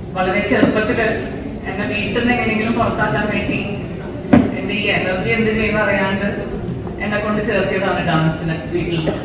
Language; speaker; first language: Malayalam; native; Malayalam